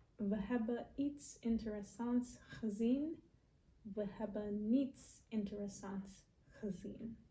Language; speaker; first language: Dutch; non-native, learner; English